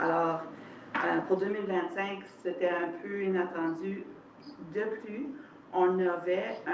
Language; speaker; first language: French; native; French